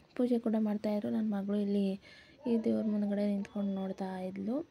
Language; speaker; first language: Kannada; native; Kannada